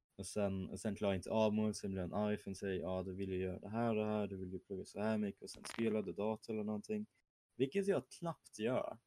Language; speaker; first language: Swedish; early bilingual, other home language; German